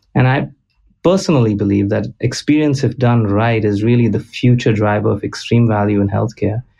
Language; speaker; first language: English; non-native, local second language; Konkani